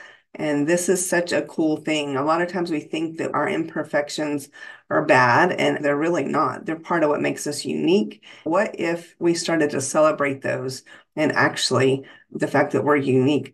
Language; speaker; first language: English; native; English